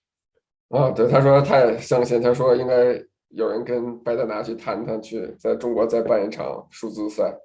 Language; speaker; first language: Chinese; native; Chinese